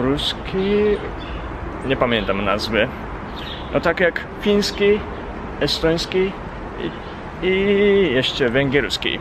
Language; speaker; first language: Polish; non-native, fluent; Japanese